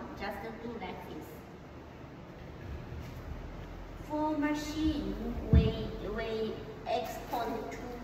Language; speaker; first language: English; non-native, learner; Chinese